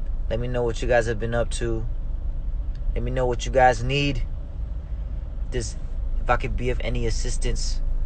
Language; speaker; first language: English; early bilingual, other home language; Korean